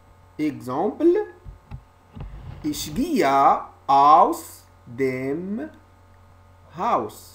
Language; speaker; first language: German; non-native, learner; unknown